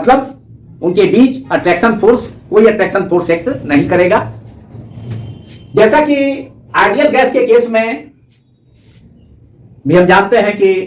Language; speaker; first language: Hindi; native; Hindi